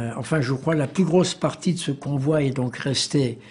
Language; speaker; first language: French; native; French